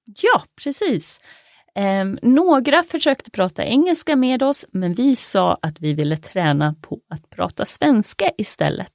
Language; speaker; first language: Swedish; native; Swedish